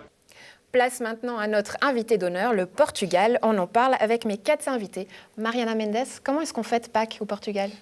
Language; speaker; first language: French; native; French